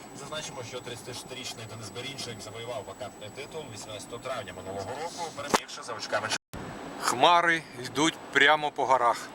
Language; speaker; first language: Ukrainian; non-native, local second language; Russian